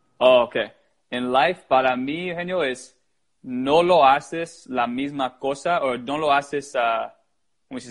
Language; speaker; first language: Spanish; early bilingual, heritage; Spanish